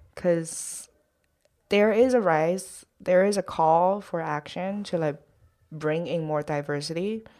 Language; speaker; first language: English; non-native, fluent; Chinese